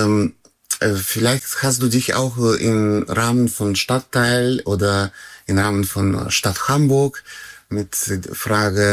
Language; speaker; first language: German; non-native, learner; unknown